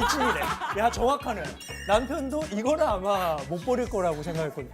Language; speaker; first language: Korean; native; Korean